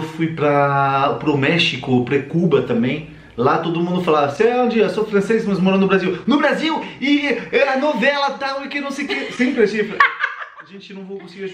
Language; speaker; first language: Portuguese; non-native, fluent; French